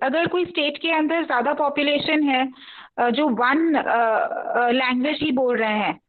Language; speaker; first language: Hindi; non-native, local second language; Punjabi